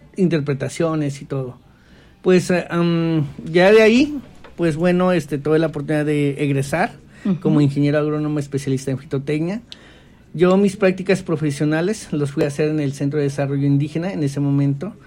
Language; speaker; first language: Spanish; non-native, local second language; Nahuatl languages